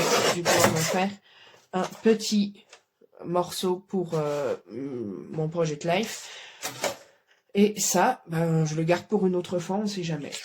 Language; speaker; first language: French; native; French